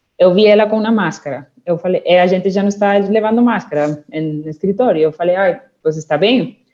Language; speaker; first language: Portuguese; non-native, fluent; Spanish